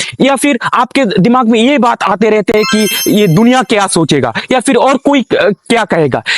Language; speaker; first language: Hindi; non-native, local second language; Bangla